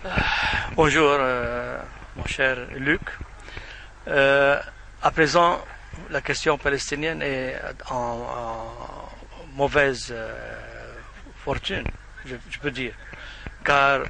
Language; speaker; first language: French; non-native, fluent; Arabic